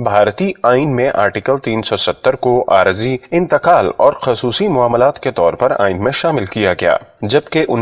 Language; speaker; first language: Urdu; native; Urdu